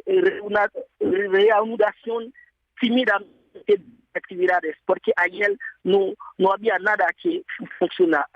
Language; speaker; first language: Spanish; non-native, fluent; Haitian Creole